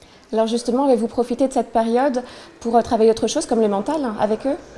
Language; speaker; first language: French; native; French